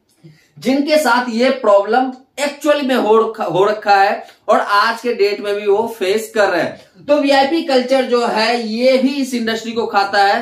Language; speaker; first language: Hindi; native; Hindi